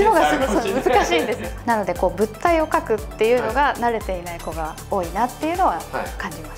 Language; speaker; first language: Japanese; native; Japanese